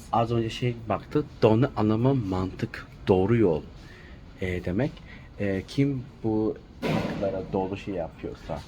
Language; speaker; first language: Turkish; non-native, learner; Chinese